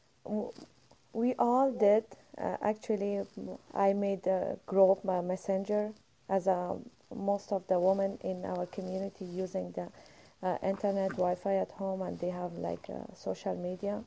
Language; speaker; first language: English; non-native, fluent; Persian